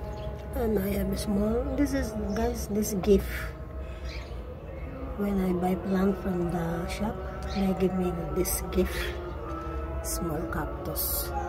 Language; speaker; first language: English; non-native, learner; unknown